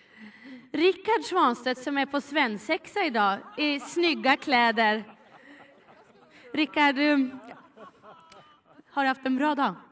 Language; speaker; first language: Swedish; native; Swedish